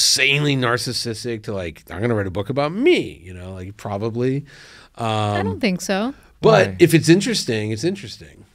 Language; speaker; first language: English; native; English